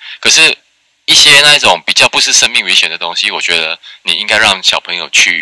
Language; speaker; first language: Chinese; early bilingual, heritage; Chinese